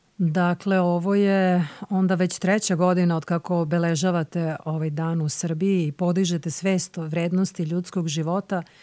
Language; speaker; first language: Serbian; native; Serbian